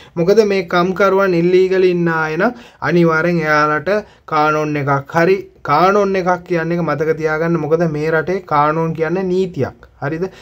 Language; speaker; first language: Sinhala; native; Sinhala